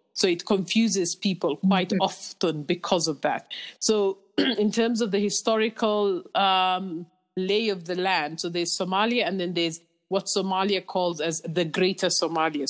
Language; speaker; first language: English; non-native, local second language; Somali